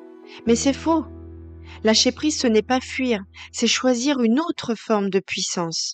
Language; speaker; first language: French; native; French